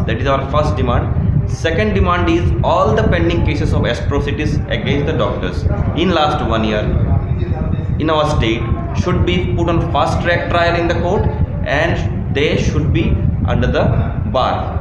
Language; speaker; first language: English; non-native, local second language; Bangla